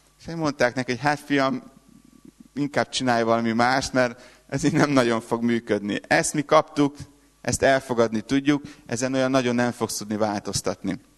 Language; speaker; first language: Hungarian; native; Hungarian